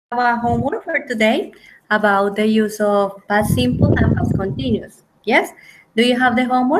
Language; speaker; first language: English; non-native, fluent; Spanish